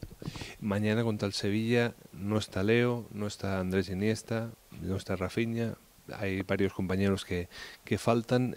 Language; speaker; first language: Spanish; native; Spanish